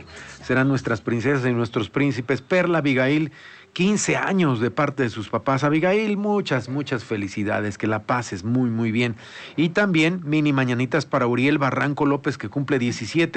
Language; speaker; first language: Spanish; native; Spanish